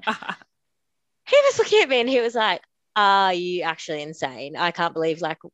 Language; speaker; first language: English; native; English